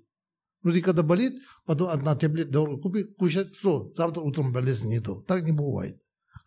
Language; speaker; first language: Russian; non-native, learner; Tibetan